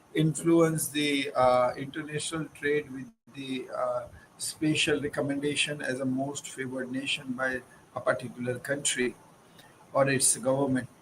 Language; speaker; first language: English; non-native, local second language; Gujarati